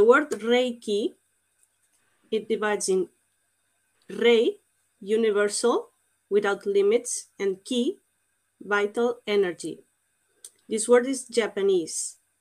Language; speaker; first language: English; non-native, fluent; Portuguese